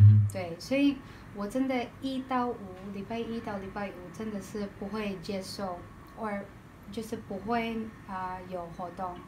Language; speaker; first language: Chinese; non-native, learner; Filipino